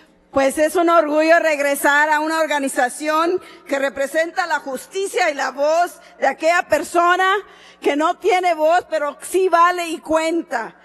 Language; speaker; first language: Spanish; early bilingual, heritage; Spanish